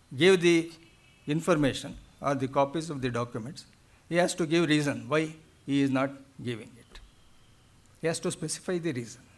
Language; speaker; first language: English; non-native, local second language; Kannada